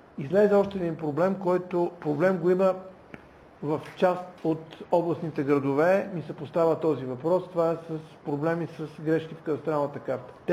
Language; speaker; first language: Bulgarian; native; Bulgarian